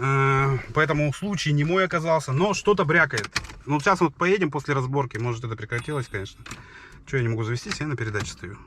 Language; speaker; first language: Russian; native; Russian